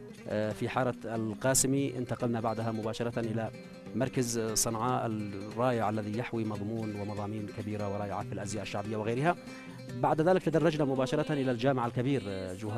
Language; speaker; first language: Arabic; native; Arabic